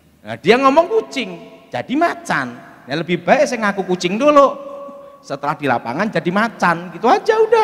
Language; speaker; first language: Indonesian; native; Indonesian